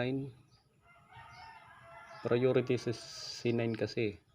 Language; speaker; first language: Filipino; non-native, local second language; Waray